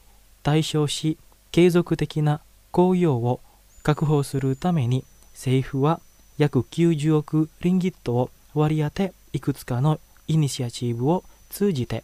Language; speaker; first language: Japanese; non-native, fluent; Indonesian